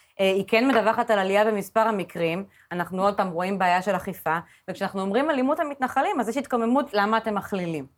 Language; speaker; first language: Hebrew; native; Hebrew